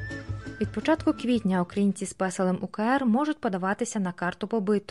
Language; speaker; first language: Ukrainian; native; Ukrainian